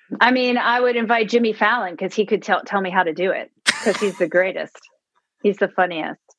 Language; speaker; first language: English; native; English